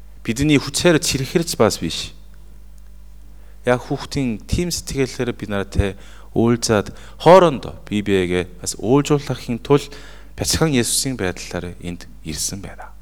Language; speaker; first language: Mongolian; non-native, fluent; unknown